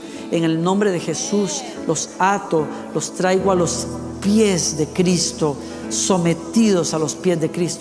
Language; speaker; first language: Spanish; native; Spanish